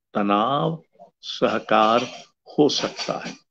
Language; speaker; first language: Hindi; native; Hindi